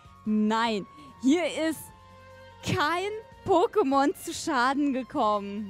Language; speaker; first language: German; native; German